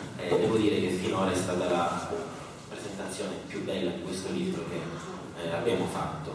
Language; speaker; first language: Italian; native; Italian